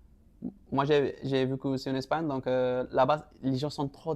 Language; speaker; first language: French; non-native, local second language; Arabic